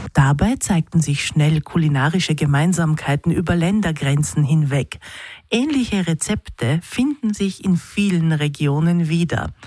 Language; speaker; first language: German; native; German